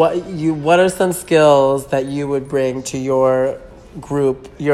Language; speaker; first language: English; native; English